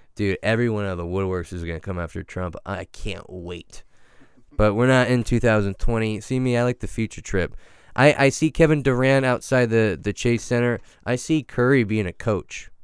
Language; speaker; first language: English; early bilingual, other home language; Italian